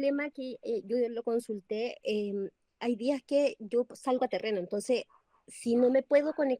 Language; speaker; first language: Spanish; native; Spanish